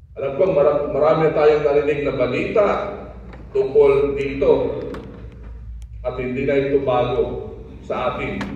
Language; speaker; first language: Filipino; non-native, local second language; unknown